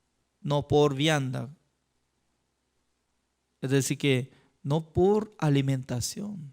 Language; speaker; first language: Spanish; non-native, fluent; Korean